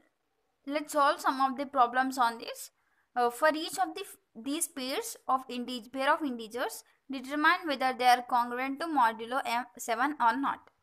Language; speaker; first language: English; non-native, local second language; Telugu